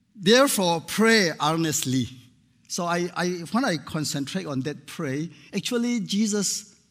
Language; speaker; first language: English; non-native, fluent; Burmese